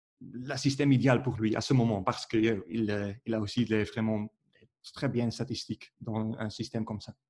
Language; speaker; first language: French; non-native, learner; Dutch